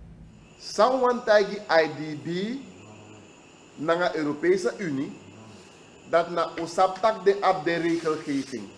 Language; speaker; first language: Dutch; non-native, local second language; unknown